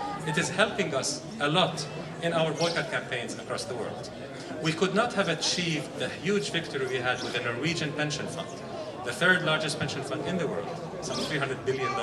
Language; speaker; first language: English; non-native, fluent; Arabic